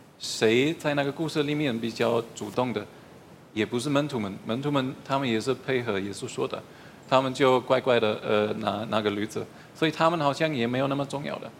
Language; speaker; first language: Chinese; non-native, fluent; German